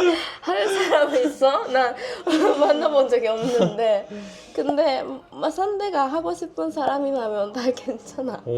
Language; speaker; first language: Korean; non-native, learner; Japanese